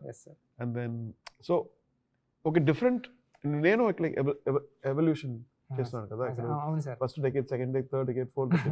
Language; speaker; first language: Telugu; non-native, learner; Tamil